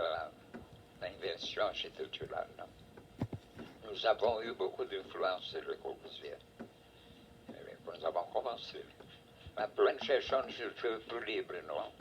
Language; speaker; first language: French; non-native, fluent; Portuguese